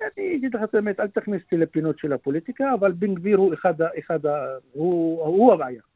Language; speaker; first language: Hebrew; non-native, local second language; Arabic